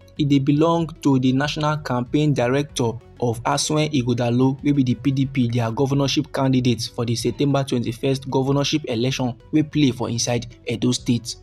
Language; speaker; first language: Nigerian Pidgin; native; Nigerian Pidgin